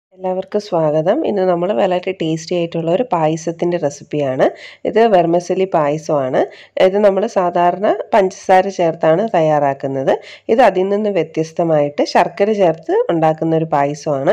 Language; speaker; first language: Malayalam; native; Malayalam